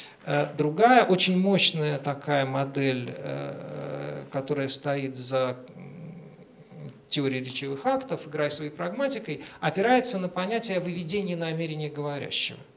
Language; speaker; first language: Russian; native; Russian